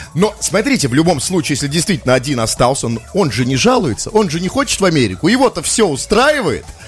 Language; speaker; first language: Russian; native; Russian